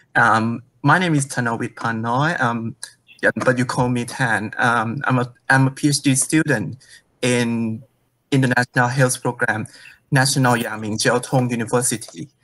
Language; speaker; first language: English; non-native, fluent; Thai